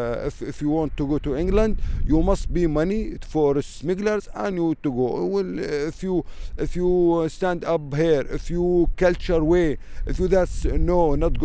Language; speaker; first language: English; non-native, learner; Arabic